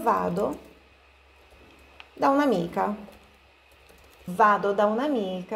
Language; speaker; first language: Italian; non-native, fluent; Portuguese